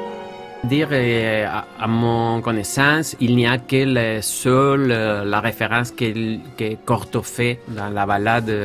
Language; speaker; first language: French; non-native, fluent; Spanish